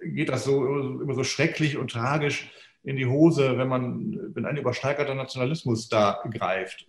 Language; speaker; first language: German; native; German